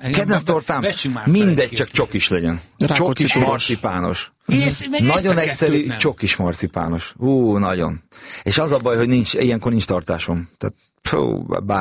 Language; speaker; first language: Hungarian; native; Hungarian